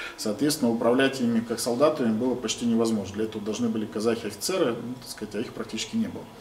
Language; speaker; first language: Russian; native; Russian